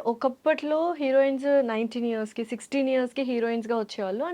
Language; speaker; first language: Telugu; native; Telugu